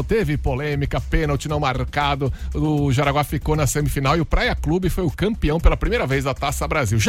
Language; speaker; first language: Portuguese; native; Portuguese